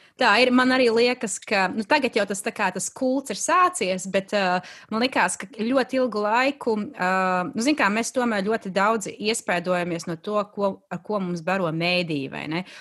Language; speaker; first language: Latvian; native; Latvian